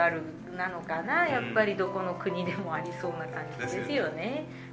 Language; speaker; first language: Japanese; native; Japanese